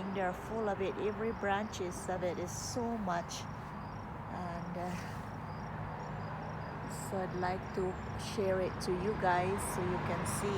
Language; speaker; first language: English; non-native, fluent; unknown